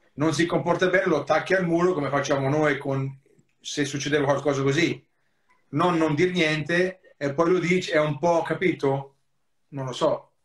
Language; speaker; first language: Italian; early bilingual, heritage; Italian